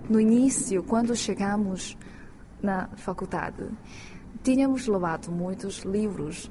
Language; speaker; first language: Portuguese; non-native, fluent; Chinese